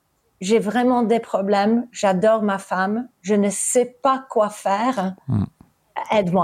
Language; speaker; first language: French; early bilingual, heritage; English